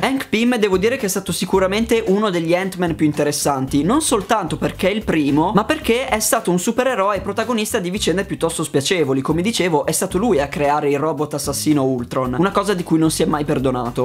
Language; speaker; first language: Italian; native; Italian